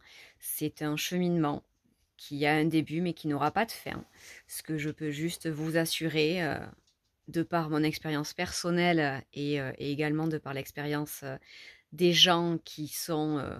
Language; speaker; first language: French; native; French